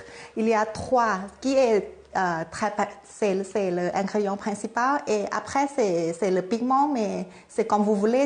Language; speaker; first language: French; non-native, fluent; Thai